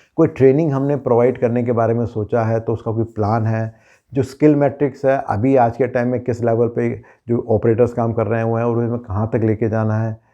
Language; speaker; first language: Hindi; native; Hindi